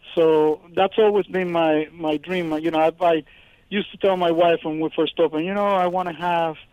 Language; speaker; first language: English; early bilingual, other home language; Spanish